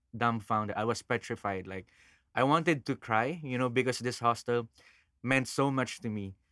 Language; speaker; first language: English; non-native, local second language; Filipino